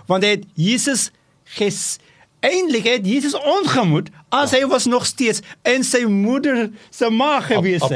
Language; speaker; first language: Afrikaans; non-native, local second language; English